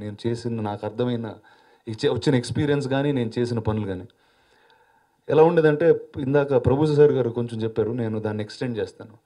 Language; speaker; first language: Telugu; native; Telugu